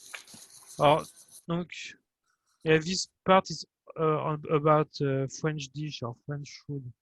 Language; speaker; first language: English; non-native, fluent; French